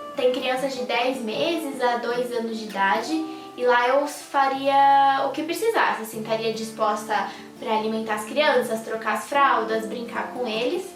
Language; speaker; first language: Portuguese; native; Portuguese